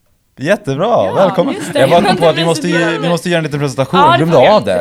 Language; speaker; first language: Swedish; native; Swedish